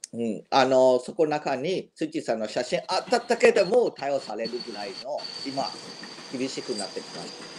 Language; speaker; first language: Japanese; non-native, fluent; Burmese